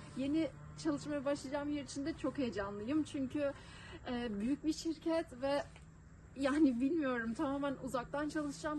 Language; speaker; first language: Turkish; native; Turkish